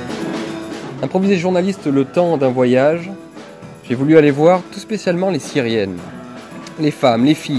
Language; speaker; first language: French; native; French